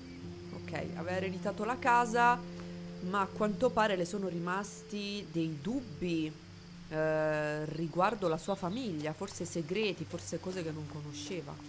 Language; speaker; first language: Italian; native; Italian